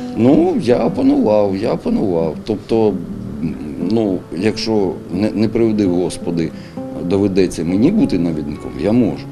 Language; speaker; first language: Ukrainian; non-native, local second language; Russian